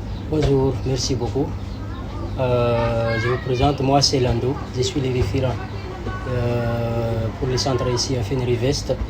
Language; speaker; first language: French; non-native, local second language; Malagasy